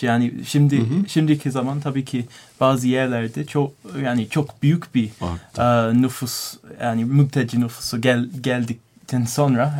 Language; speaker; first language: Turkish; non-native, learner; English